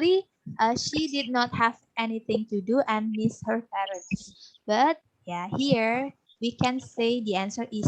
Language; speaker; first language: English; non-native, fluent; Indonesian